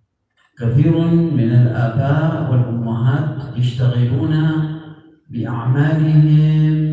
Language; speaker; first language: Arabic; non-native, fluent; Indonesian